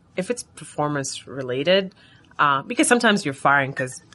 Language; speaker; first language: English; non-native, fluent; Arabic